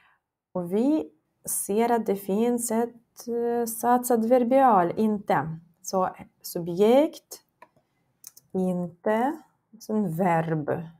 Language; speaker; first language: Swedish; non-native, fluent; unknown